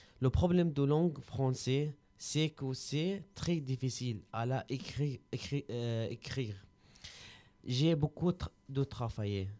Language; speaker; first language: French; non-native, learner; Arabic